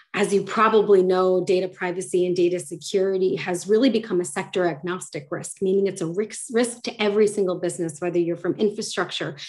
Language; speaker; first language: English; native; English